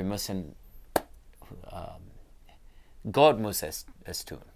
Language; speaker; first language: German; non-native, learner; English